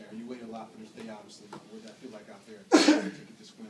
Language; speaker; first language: English; native; English